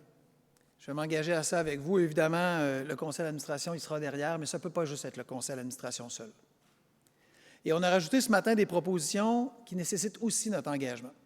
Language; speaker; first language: French; native; French